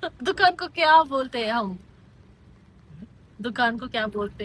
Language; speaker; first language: Hindi; non-native, local second language; Kannada